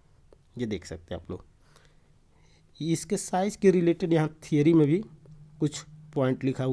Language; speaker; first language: Hindi; native; Hindi